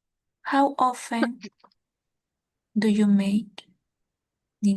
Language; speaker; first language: English; non-native, learner; Spanish